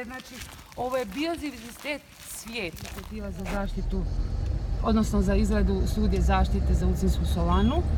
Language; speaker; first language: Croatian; non-native, fluent; German